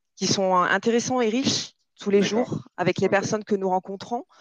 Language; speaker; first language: French; native; French